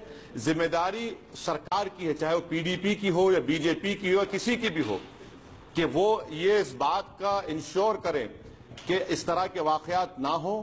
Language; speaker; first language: Urdu; native; Urdu